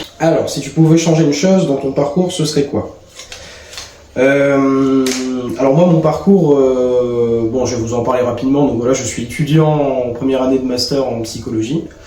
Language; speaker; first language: French; native; French